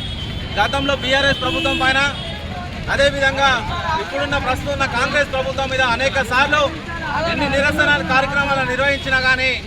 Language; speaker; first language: Telugu; native; Telugu